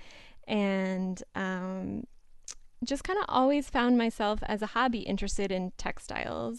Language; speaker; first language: English; native; English